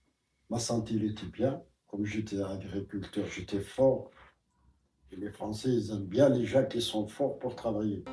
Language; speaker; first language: French; non-native, fluent; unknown